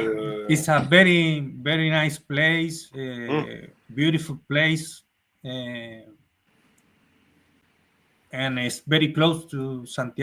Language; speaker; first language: English; non-native, learner; Spanish